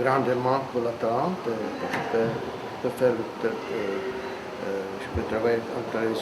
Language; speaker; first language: French; non-native, fluent; Czech